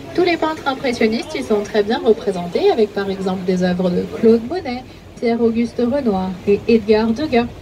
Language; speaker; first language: French; native; French